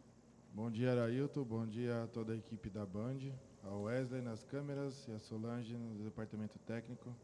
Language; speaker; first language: Portuguese; native; Portuguese